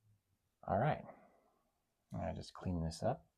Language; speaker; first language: English; native; English